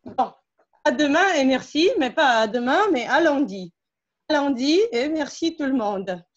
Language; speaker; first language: French; non-native, fluent; Russian